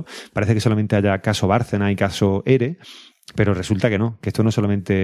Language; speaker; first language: Spanish; native; Spanish